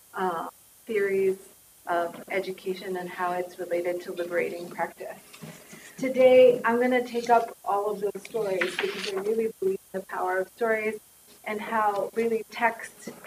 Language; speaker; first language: English; native; English